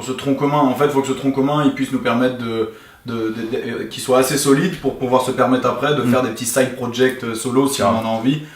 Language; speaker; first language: French; native; French